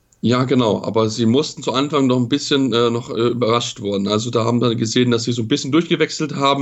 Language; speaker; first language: German; native; German